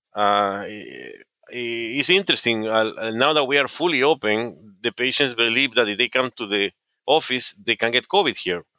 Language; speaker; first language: English; non-native, fluent; Spanish